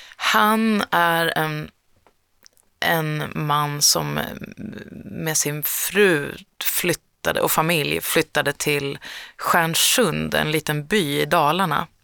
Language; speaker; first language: Swedish; native; Swedish